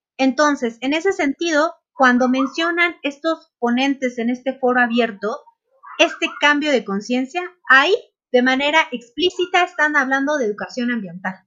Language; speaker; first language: Spanish; native; Spanish